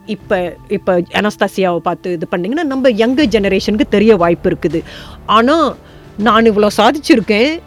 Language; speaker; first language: Tamil; early bilingual, heritage; Tamil